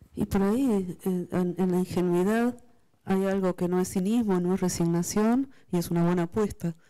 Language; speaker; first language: Spanish; native; Spanish